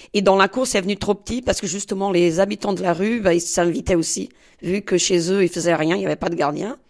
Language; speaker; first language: French; non-native, fluent; Portuguese